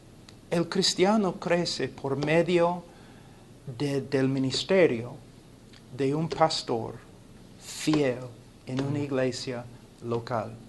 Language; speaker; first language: Spanish; non-native, fluent; English